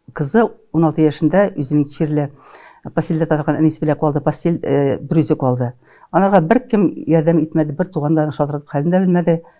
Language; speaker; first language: Tatar; native; Tatar